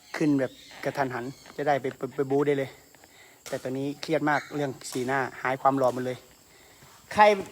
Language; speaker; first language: Thai; native; Thai